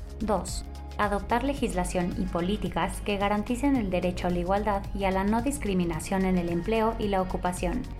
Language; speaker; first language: Spanish; native; Spanish